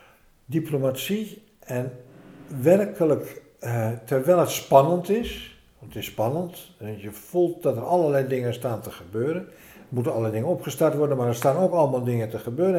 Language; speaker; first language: Dutch; native; Dutch